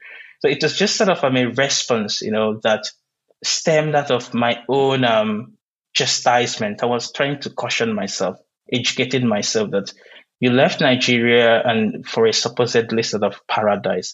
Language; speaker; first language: English; non-native, local second language; Igbo